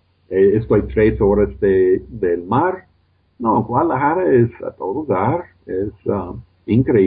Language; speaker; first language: Spanish; non-native, fluent; English